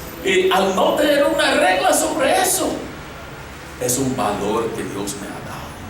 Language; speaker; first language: Spanish; non-native, fluent; English